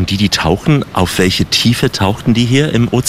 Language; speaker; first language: German; native; German